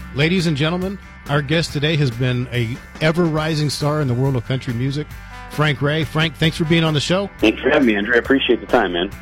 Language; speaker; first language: English; native; English